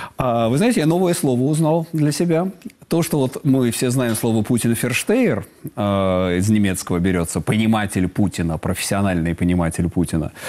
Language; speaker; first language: Russian; native; Russian